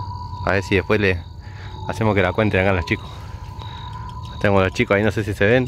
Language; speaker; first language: Spanish; native; Spanish